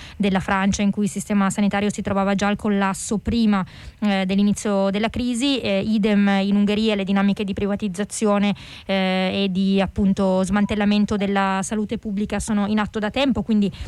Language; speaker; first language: Italian; native; Italian